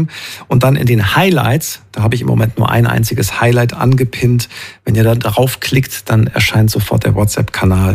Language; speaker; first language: German; native; German